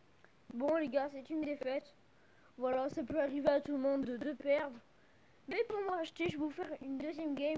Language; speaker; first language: French; native; French